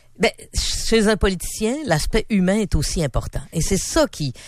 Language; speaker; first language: French; native; French